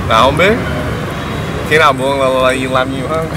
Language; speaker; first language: Vietnamese; early bilingual, heritage; English